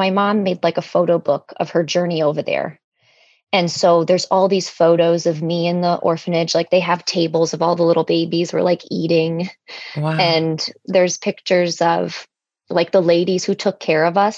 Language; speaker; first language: English; native; English